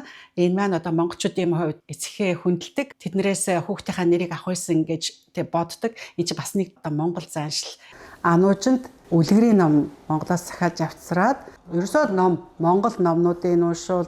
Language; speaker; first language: Mongolian; native; Mongolian